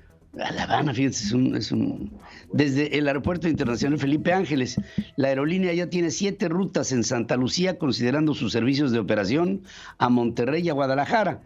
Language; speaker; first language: Spanish; native; Spanish